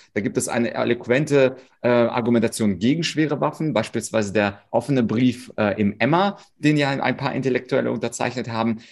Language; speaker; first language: German; early bilingual, other home language; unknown